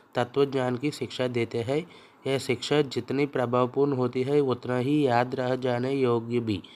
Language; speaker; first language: Hindi; non-native, local second language; Telugu